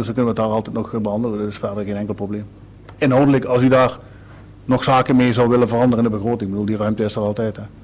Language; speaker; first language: Dutch; native; Dutch